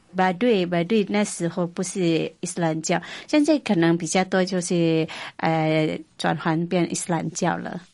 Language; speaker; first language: Chinese; non-native, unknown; Indonesian